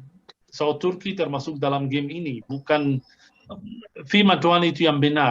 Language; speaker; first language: Indonesian; non-native, fluent; Arabic